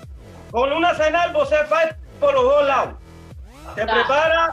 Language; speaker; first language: Portuguese; non-native, learner; Spanish